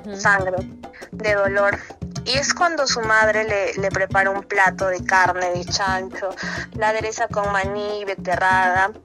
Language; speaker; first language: Spanish; native; Spanish